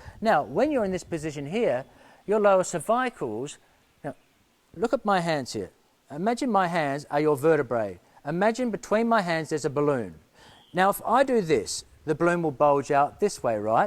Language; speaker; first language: English; native; English